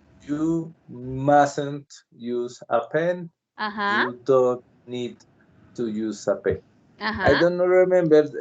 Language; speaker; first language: English; non-native, learner; Spanish